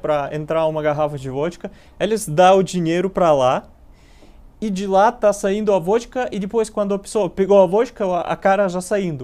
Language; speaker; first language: Portuguese; non-native, learner; Russian